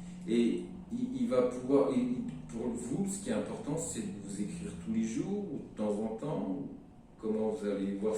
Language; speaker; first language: French; native; French